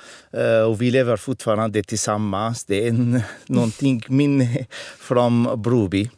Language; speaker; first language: Swedish; non-native, fluent; Arabic